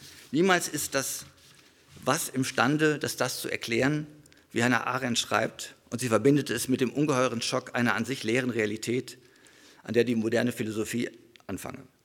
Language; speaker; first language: German; native; German